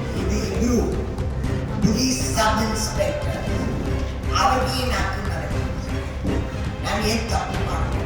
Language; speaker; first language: Kannada; non-native, local second language; Urdu